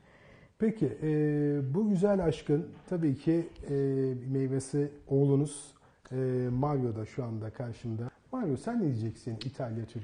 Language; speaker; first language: Turkish; native; Turkish